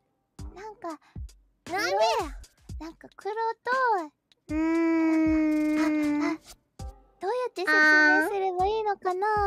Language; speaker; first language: Japanese; non-native, fluent; English